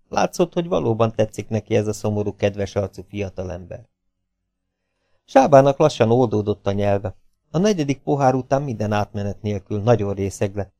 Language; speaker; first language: Hungarian; native; Hungarian